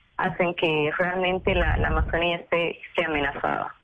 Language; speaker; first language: Spanish; native; Spanish